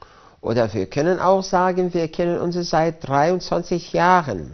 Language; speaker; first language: German; non-native, fluent; Arabic